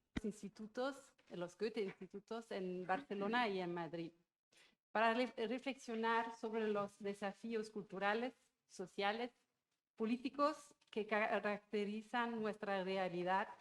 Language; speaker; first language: Spanish; non-native, fluent; German